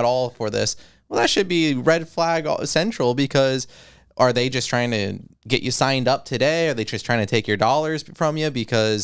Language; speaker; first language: English; native; English